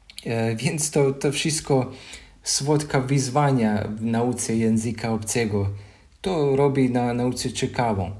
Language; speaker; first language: Polish; non-native, learner; Croatian